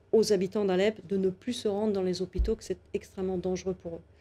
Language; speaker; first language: French; native; French